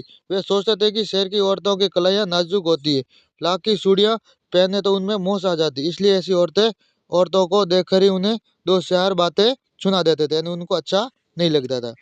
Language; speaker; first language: Hindi; native; Hindi